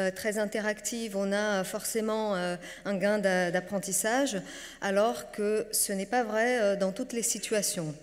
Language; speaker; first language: French; non-native, fluent; Portuguese